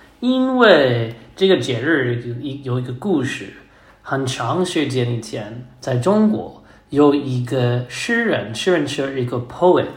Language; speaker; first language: Chinese; non-native, learner; English